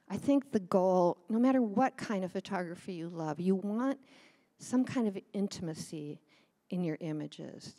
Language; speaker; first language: English; native; English